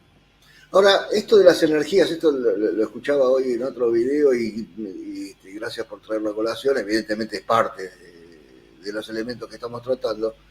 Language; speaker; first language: Spanish; native; Spanish